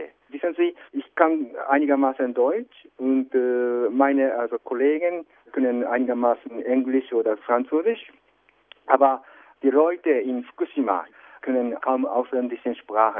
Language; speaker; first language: German; non-native, fluent; Japanese